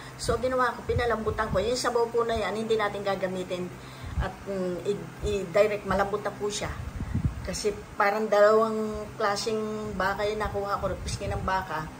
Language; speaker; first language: Filipino; native; Filipino